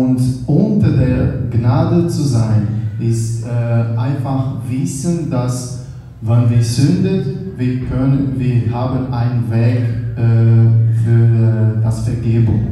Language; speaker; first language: German; non-native, learner; Portuguese